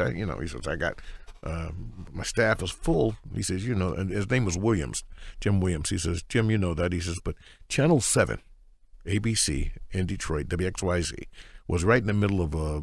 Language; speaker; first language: English; native; English